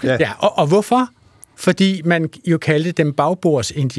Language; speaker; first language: Danish; native; Danish